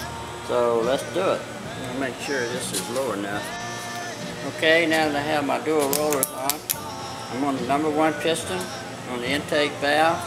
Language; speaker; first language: English; native; English